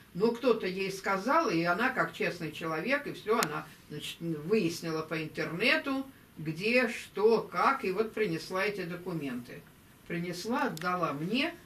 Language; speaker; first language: Russian; native; Russian